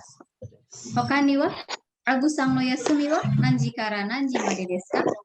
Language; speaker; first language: Japanese; non-native, fluent; Indonesian